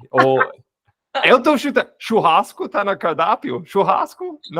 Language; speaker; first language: Portuguese; non-native, fluent; English